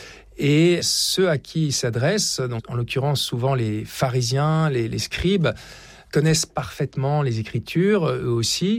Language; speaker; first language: French; native; French